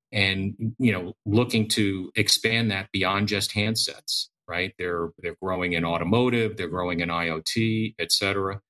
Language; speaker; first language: English; native; English